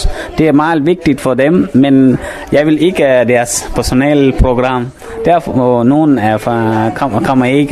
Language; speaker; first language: Danish; non-native, fluent; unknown